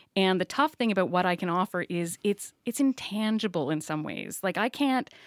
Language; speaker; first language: English; native; English